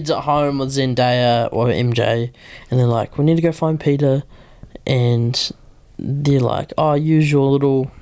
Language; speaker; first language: English; native; English